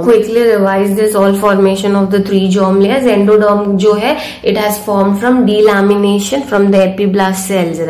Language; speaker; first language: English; non-native, local second language; Hindi